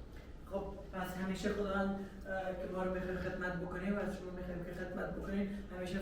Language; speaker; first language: Persian; native; Persian